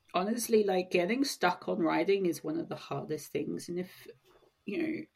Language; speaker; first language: English; native; English